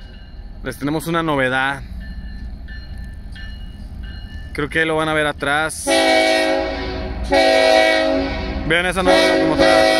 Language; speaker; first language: Spanish; native; Spanish